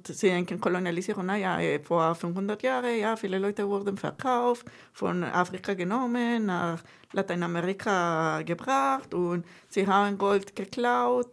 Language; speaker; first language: German; non-native, fluent; Spanish